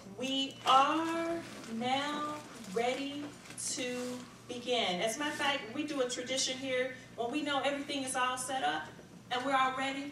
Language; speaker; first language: English; native; English